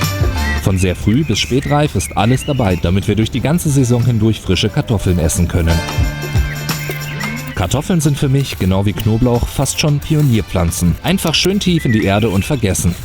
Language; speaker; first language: German; native; German